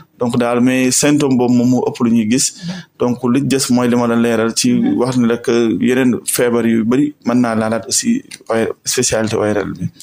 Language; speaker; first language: Wolof; native; Wolof